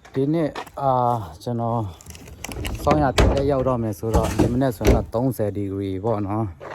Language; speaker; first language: Burmese; non-native, local second language; Tedim Chin